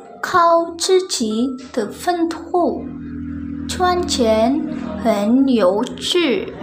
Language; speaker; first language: Chinese; non-native, learner; Indonesian